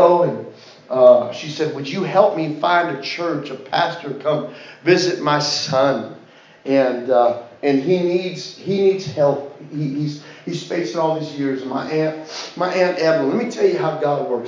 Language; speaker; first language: English; native; English